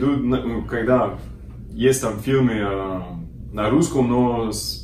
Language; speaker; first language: Russian; non-native, learner; Portuguese